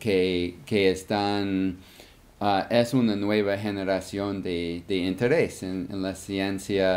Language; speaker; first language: Spanish; non-native, fluent; English